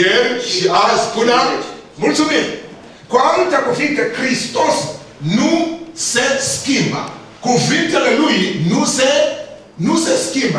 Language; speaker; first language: Romanian; non-native, learner; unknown